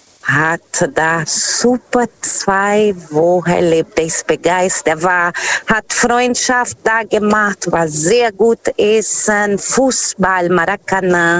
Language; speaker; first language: German; non-native, learner; Portuguese